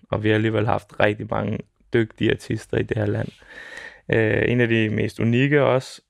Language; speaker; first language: Danish; early bilingual, other home language; Serbian